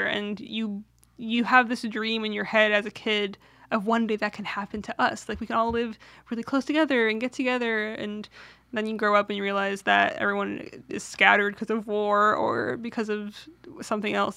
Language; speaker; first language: English; native; English